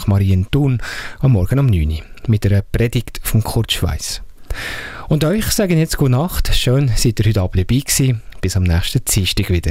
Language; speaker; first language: German; native; German